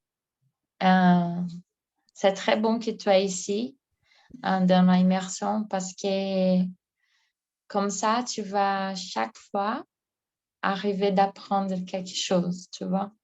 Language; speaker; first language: French; non-native, learner; Portuguese